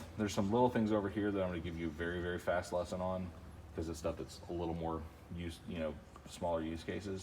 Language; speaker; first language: English; native; English